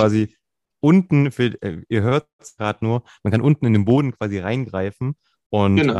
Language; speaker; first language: German; native; German